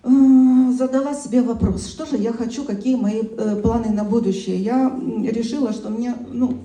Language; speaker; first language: Russian; native; Russian